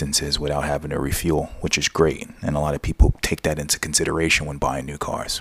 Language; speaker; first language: English; native; English